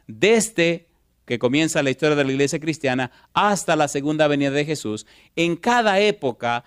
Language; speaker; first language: Spanish; native; Spanish